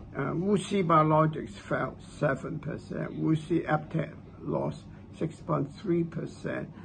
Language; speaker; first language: English; non-native, local second language; Cantonese